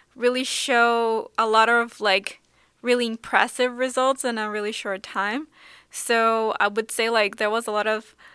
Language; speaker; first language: English; non-native, fluent; Portuguese